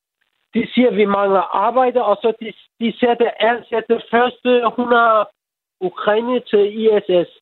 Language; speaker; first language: Danish; non-native, learner; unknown